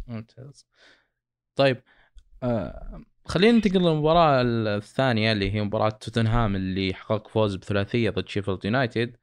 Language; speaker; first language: Arabic; native; Arabic